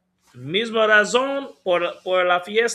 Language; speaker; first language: Spanish; non-native, learner; English